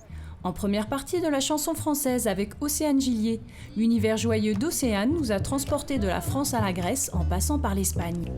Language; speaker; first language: French; native; French